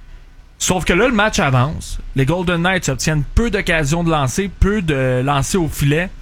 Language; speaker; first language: French; native; French